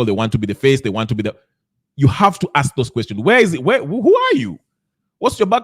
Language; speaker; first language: English; non-native, local second language; Swahili